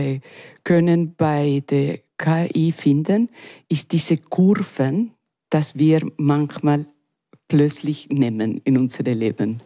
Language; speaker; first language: German; non-native, learner; Spanish